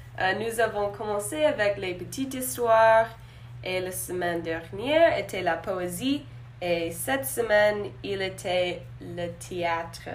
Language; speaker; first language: French; non-native, learner; English